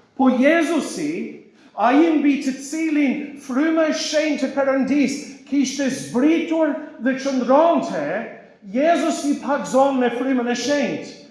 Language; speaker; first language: Albanian; non-native, fluent; English